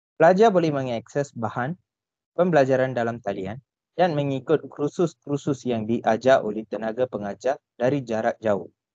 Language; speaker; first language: Malay; non-native, local second language; Tamil